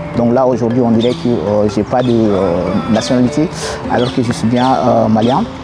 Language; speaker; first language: French; non-native, local second language; Bambara